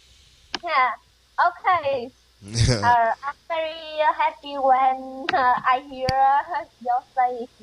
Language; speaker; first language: English; non-native, learner; Vietnamese